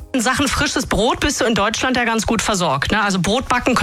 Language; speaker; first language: German; native; German